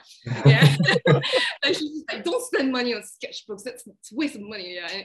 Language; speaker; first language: English; non-native, local second language; Chinese